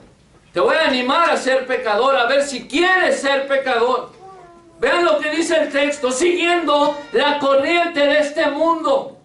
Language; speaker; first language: Spanish; native; Spanish